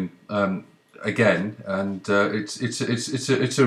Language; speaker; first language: English; native; English